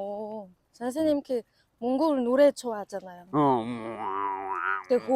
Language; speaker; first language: Korean; non-native, learner; Mongolian